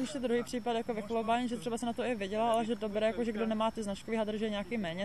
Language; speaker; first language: Czech; native; Czech